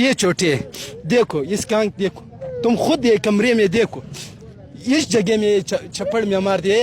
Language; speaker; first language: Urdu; non-native, learner; Pashto